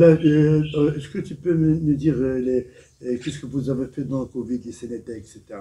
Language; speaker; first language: French; non-native, local second language; Arabic